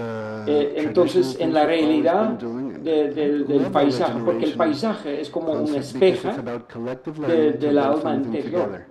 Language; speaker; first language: Spanish; non-native, fluent; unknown